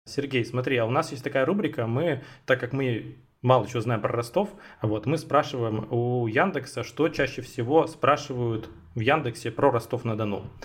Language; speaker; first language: Russian; native; Russian